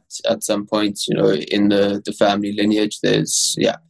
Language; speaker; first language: English; native; English